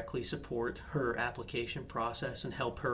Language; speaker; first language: English; native; English